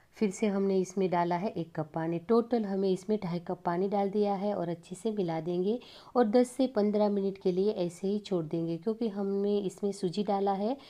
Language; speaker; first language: Hindi; non-native, local second language; Gujarati